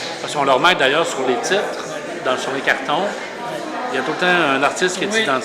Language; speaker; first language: French; native; French